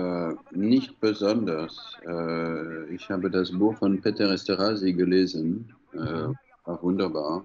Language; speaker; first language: German; non-native, fluent; French